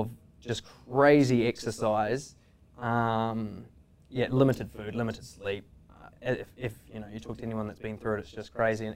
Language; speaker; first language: English; native; English